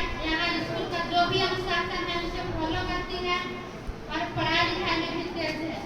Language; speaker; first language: Hindi; native; Hindi